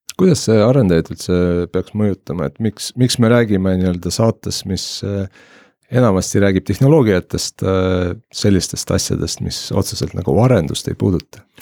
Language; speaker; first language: Estonian; non-native, local second language; Russian